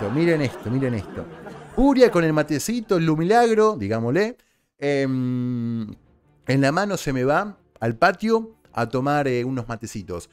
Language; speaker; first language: Spanish; native; Spanish